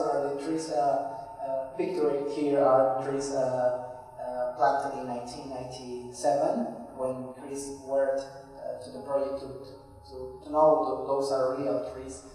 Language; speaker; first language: English; non-native, fluent; Spanish